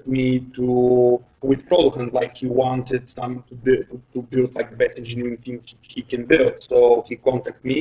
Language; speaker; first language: English; non-native, fluent; Bulgarian